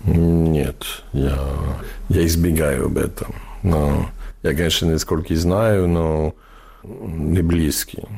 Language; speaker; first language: Russian; non-native, learner; English